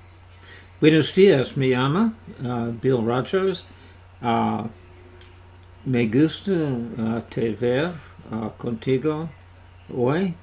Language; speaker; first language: Spanish; non-native, learner; English